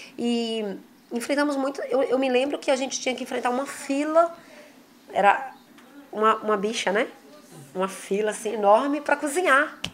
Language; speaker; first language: Portuguese; native; Portuguese